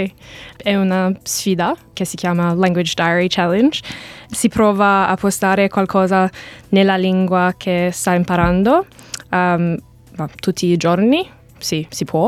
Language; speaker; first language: Italian; non-native, learner; English